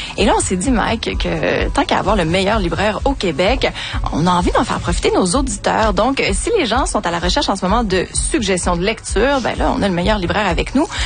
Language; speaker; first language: French; native; French